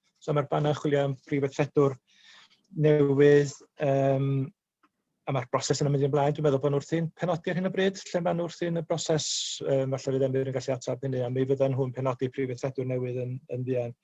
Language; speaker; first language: Welsh; native; Welsh